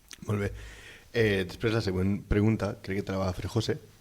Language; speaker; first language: Catalan; native; Catalan